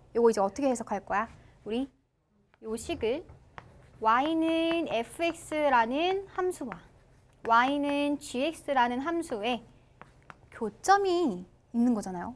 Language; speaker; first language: Korean; native; Korean